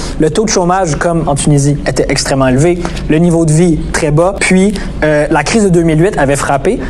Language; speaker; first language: French; native; French